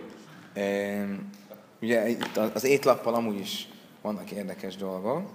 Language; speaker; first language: Hungarian; native; Hungarian